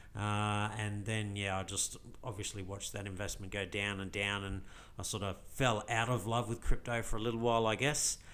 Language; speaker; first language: English; native; English